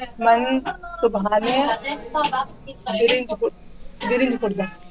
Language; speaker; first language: Persian; non-native, learner; Urdu